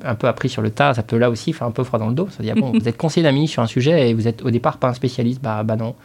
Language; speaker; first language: French; native; French